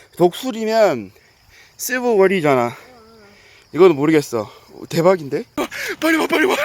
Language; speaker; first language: Korean; non-native, fluent; English